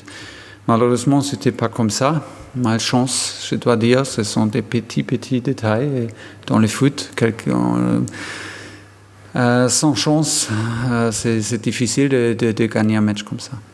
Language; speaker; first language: French; non-native, fluent; German